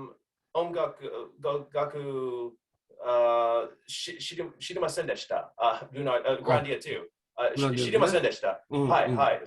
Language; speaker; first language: Japanese; non-native, learner; English